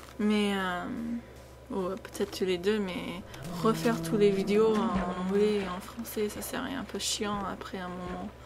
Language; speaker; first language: French; non-native, fluent; English